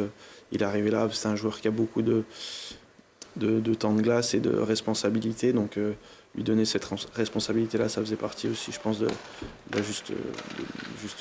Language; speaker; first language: French; native; French